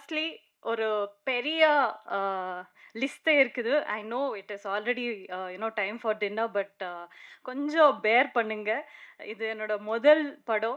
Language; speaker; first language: Tamil; non-native, learner; Kannada